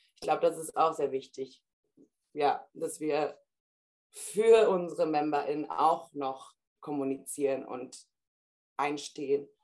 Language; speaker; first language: German; early bilingual, heritage; German